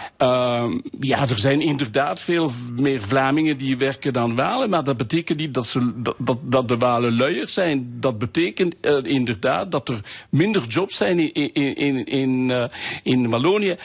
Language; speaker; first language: Dutch; non-native, local second language; French